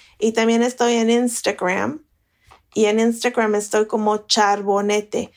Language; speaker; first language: Spanish; native; Spanish